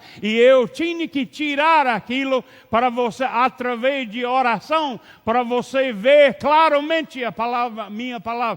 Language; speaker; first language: Portuguese; non-native, learner; English